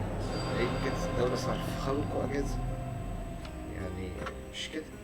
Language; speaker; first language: Arabic; native; Arabic